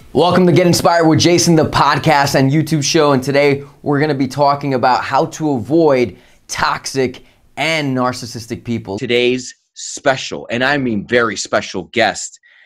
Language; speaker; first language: English; early bilingual, other home language; Spanish